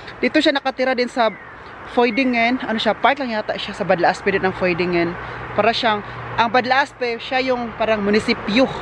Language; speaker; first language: Filipino; non-native, local second language; Cebuano